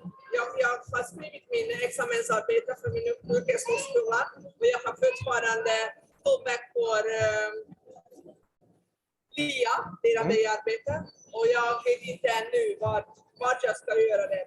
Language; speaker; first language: Swedish; non-native, learner; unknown